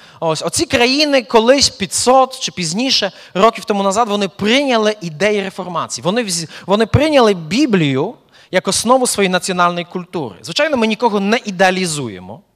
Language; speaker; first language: Ukrainian; early bilingual, heritage; Ukrainian